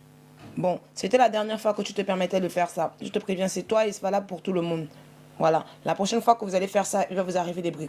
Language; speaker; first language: French; native; French